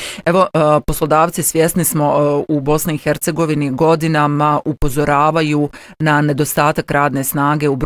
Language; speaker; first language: Bosnian; native; Bosnian